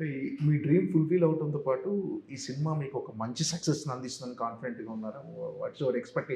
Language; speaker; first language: Telugu; native; Telugu